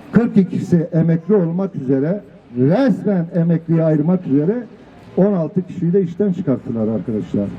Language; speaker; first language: Turkish; non-native, local second language; Kurdish